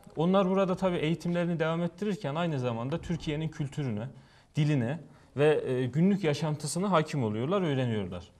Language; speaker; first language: Turkish; native; Turkish